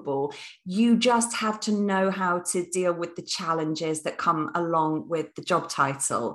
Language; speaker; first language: English; native; English